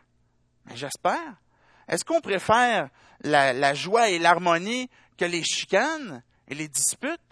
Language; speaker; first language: French; native; French